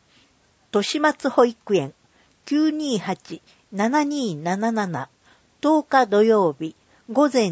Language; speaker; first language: Japanese; native; Japanese